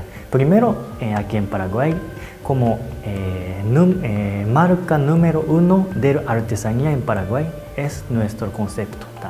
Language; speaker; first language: Spanish; non-native, learner; Japanese